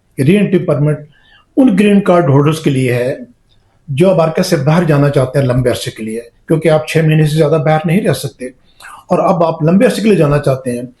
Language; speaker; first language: Urdu; native; Urdu